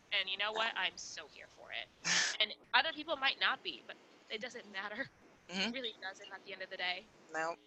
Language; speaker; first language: English; non-native, local second language; Kinyarwanda